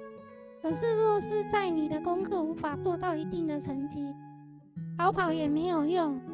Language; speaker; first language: Chinese; native; Chinese